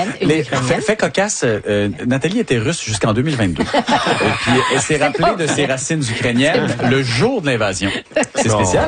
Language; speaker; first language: French; native; French